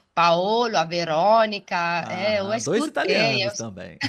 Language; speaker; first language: Portuguese; non-native, fluent; Italian